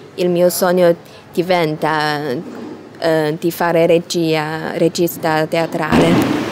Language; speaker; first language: Italian; non-native, fluent; Chinese